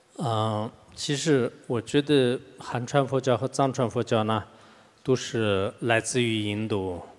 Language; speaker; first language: Chinese; non-native, local second language; Tibetan